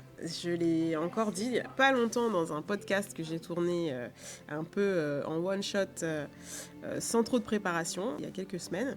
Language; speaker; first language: French; native; French